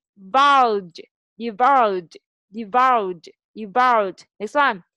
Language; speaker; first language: English; non-native, fluent; Vietnamese